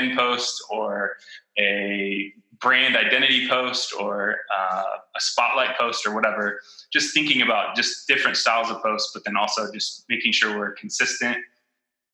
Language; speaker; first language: English; native; English